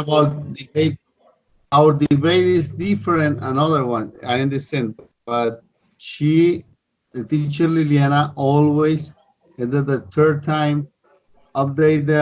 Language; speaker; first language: English; non-native, learner; Spanish